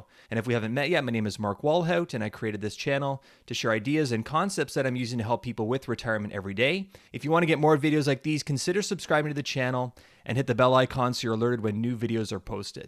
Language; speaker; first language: English; native; English